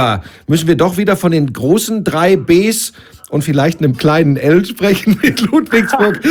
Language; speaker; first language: German; native; German